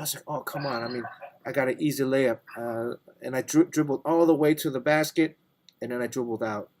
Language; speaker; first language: English; native; English